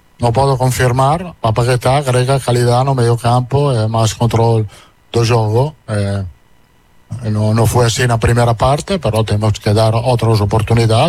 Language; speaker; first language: Portuguese; non-native, learner; Italian